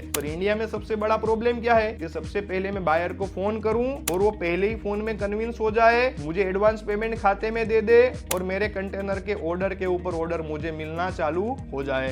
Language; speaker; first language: Hindi; non-native, local second language; Gujarati